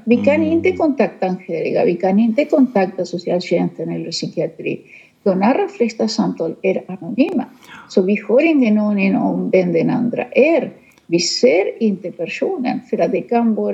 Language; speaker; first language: Swedish; non-native, fluent; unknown